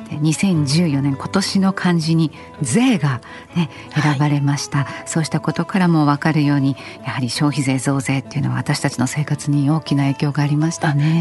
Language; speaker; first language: Japanese; native; Japanese